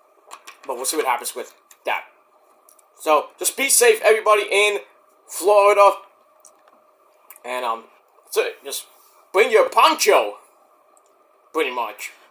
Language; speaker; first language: English; native; English